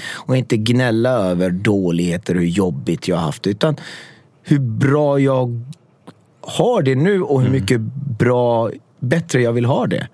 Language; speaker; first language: Swedish; early bilingual, other home language; Persian